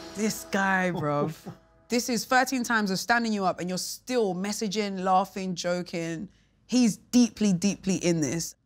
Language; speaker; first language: English; native; English